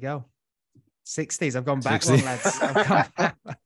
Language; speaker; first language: English; native; English